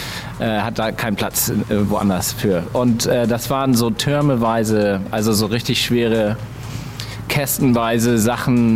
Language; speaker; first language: German; native; German